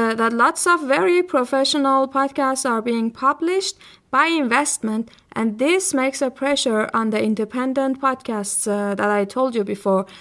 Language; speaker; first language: English; non-native, fluent; Persian